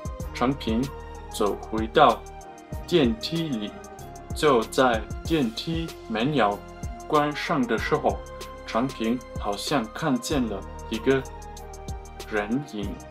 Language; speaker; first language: Chinese; non-native, learner; German